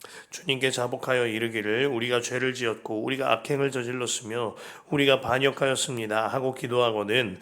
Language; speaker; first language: Korean; native; Korean